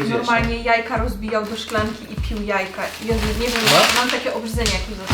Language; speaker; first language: Polish; native; Polish